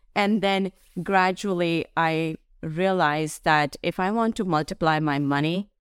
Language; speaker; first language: English; non-native, local second language; Hindi